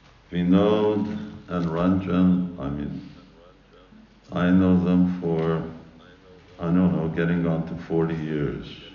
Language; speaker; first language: English; early bilingual, other home language; Hungarian